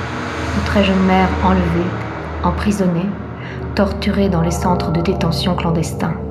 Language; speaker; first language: French; native; French